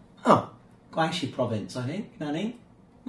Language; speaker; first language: English; native; English